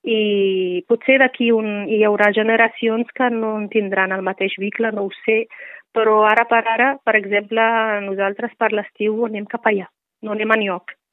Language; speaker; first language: Catalan; non-native, fluent; Riffian